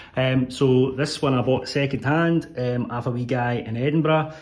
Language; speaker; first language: English; native; English